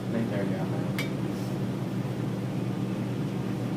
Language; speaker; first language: Japanese; non-native, fluent; Filipino